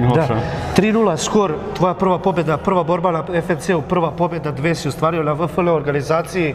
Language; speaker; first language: Serbian; native; Serbian